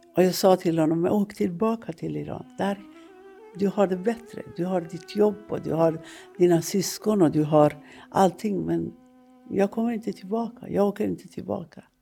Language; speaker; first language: Swedish; non-native, fluent; Persian